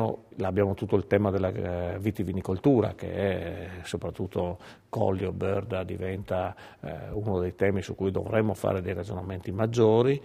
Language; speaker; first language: Italian; native; Italian